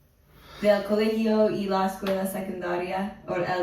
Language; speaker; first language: Spanish; non-native, fluent; English